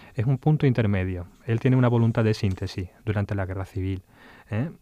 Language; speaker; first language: Spanish; native; Spanish